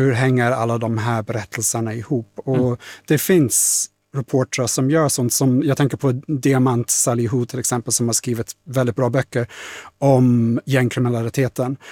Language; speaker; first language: Swedish; non-native, fluent; English